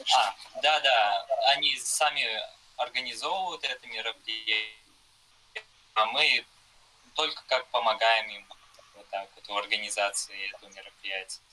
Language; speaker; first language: Russian; non-native, fluent; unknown